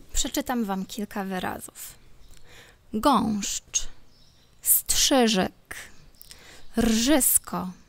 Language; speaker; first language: Polish; non-native, local second language; Ukrainian